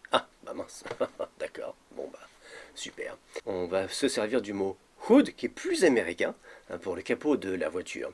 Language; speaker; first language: French; native; French